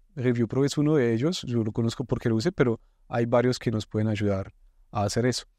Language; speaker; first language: Spanish; non-native, fluent; French